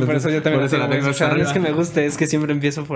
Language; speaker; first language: Spanish; native; Spanish